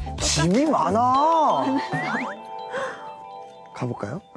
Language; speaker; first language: Korean; native; Korean